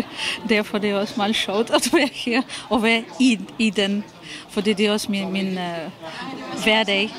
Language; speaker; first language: Danish; non-native, fluent; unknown